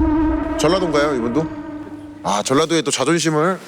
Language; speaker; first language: Korean; native; Korean